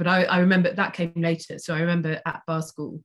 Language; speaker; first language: English; native; English